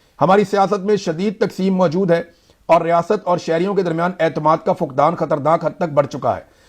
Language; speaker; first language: Urdu; native; Urdu